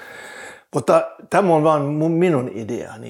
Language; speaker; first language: Finnish; non-native, fluent; Norwegian